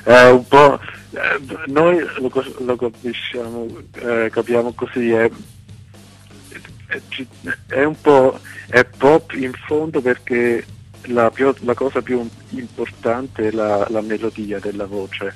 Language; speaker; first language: Italian; non-native, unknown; Swiss German